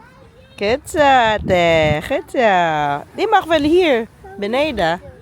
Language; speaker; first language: Dutch; non-native, learner; Filipino